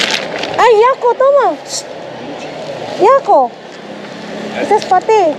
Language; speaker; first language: Spanish; non-native, fluent; Filipino